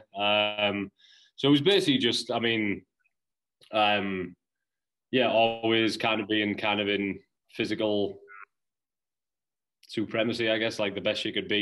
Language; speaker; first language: English; native; English